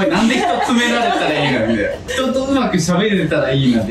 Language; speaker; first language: Japanese; native; Japanese